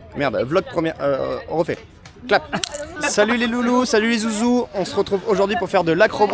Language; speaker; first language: French; native; French